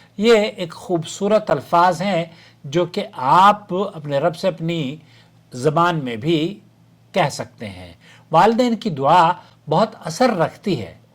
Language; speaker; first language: Urdu; native; Urdu